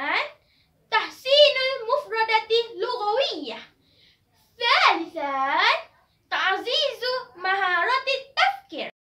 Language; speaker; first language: Arabic; non-native, learner; Malay